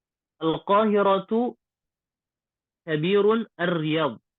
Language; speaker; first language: Arabic; non-native, fluent; Indonesian